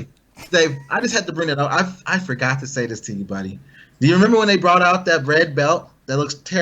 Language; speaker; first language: English; native; English